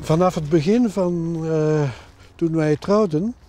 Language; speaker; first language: Dutch; non-native, local second language; French